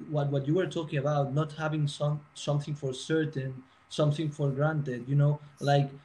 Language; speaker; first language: English; non-native, fluent; Spanish